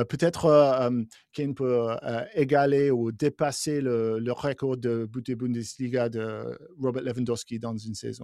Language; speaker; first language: French; non-native, fluent; English